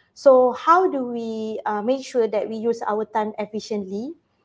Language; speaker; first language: English; non-native, local second language; Malay